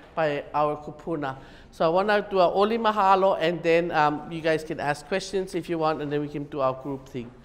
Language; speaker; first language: English; native; English